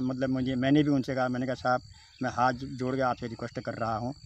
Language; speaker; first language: Hindi; native; Hindi